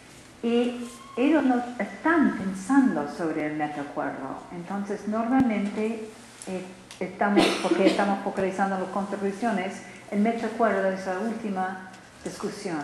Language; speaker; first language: Spanish; non-native, learner; English